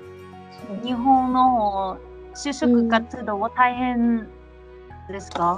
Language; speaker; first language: Japanese; non-native, fluent; Vietnamese